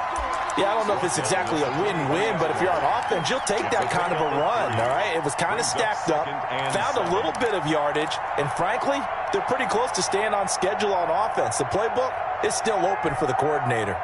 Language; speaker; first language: English; native; English